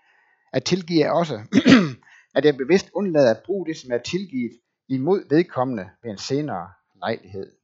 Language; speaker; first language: Danish; native; Danish